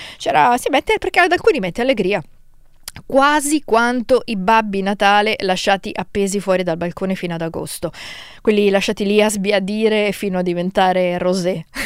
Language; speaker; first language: Italian; native; Italian